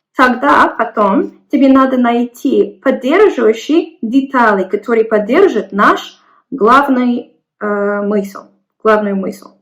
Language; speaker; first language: Russian; non-native, learner; English